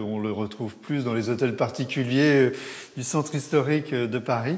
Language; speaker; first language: French; native; French